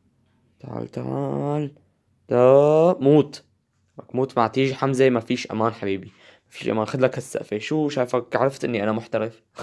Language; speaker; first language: Arabic; native; Arabic